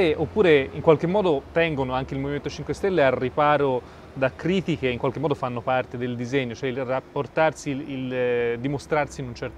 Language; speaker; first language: Italian; native; Italian